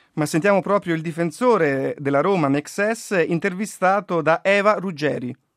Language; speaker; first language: Italian; native; Italian